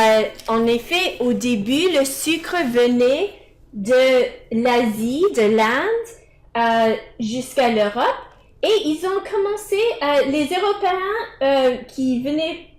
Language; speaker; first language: French; non-native, fluent; English